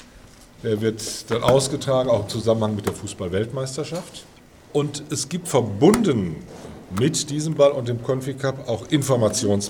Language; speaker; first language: German; native; German